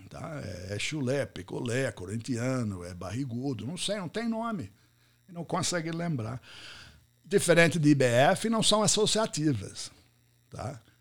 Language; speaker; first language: Portuguese; non-native, fluent; English